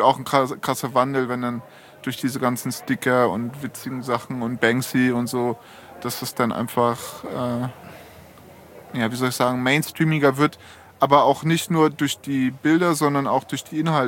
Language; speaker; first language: German; native; German